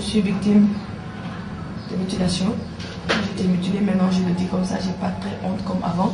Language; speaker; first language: French; non-native, local second language; Jola-Fonyi